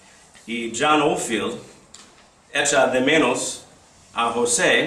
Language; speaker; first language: Spanish; non-native, fluent; English